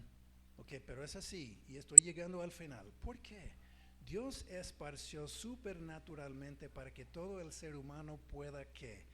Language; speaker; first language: Spanish; non-native, fluent; English